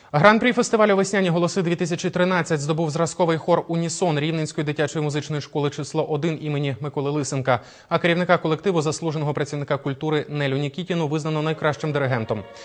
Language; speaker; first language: Ukrainian; native; Ukrainian